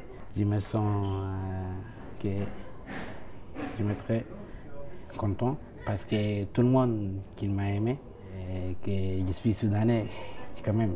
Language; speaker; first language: French; non-native, learner; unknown